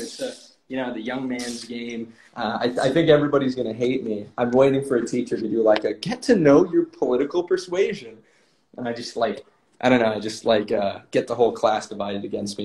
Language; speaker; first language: English; native; English